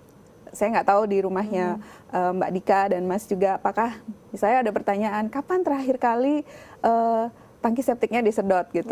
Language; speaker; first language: Indonesian; native; Indonesian